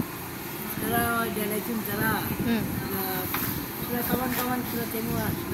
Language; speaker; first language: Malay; non-native, local second language; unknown